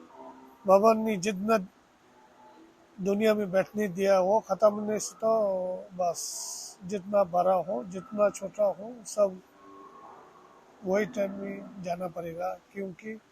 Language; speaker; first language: Hindi; non-native, local second language; Tibetan